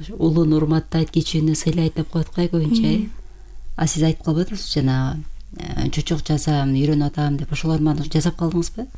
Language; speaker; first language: Kyrgyz; native; Kyrgyz